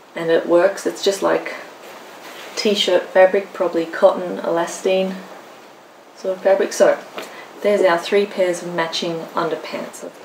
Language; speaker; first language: English; native; English